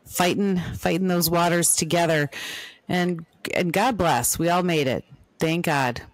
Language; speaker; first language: English; native; English